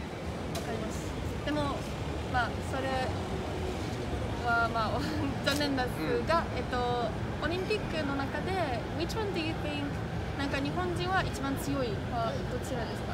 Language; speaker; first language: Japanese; non-native, learner; Polish